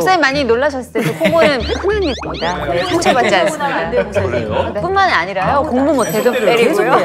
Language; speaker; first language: Korean; native; Korean